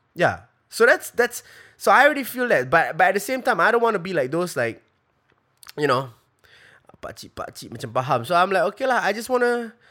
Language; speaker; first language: English; native; English